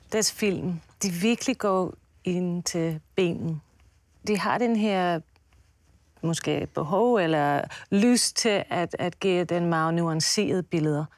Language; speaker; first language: Danish; non-native, fluent; English